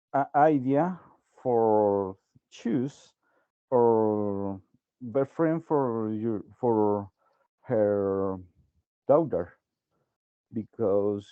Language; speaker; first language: English; non-native, learner; Spanish